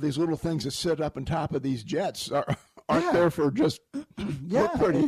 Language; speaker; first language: English; native; English